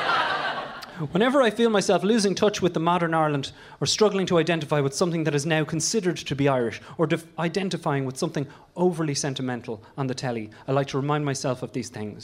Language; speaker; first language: English; native; English